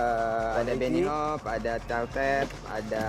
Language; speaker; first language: Indonesian; native; Indonesian